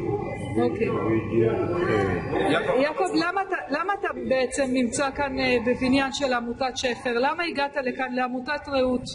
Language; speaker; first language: Hebrew; native; Hebrew